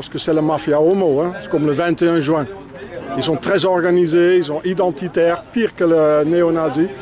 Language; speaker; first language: French; non-native, fluent; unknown